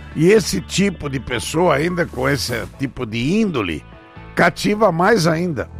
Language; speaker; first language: Portuguese; native; Portuguese